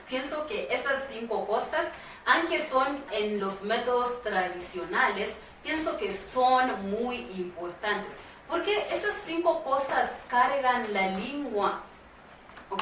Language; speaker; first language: Spanish; non-native, fluent; Swahili